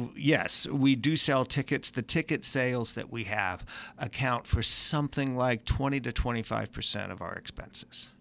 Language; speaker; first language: English; native; English